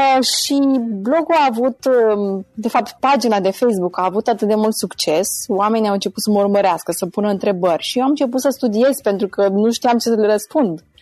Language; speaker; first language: Romanian; native; Romanian